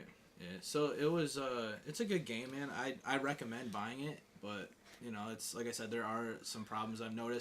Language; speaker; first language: English; native; English